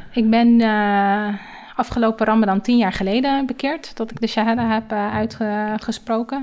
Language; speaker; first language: Dutch; native; Dutch